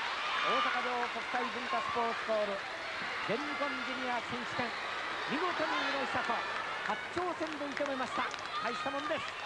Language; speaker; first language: Japanese; native; Japanese